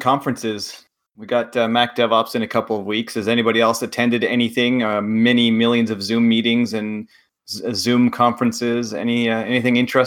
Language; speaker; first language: English; native; English